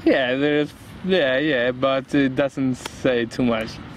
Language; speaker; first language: English; non-native, fluent; Spanish